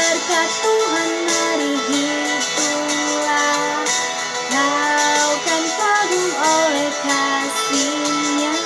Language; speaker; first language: Indonesian; native; Indonesian